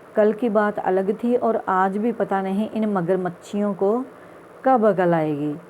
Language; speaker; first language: Hindi; non-native, local second language; Punjabi